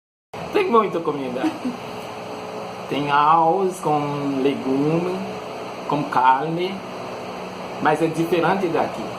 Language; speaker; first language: Portuguese; non-native, learner; Haitian Creole